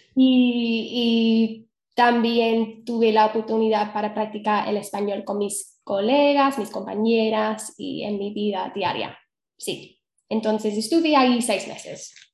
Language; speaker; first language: Spanish; non-native, fluent; English